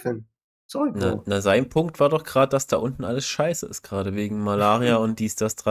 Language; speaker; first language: German; native; German